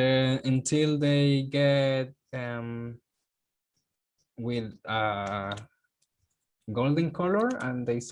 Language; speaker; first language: English; non-native, learner; Spanish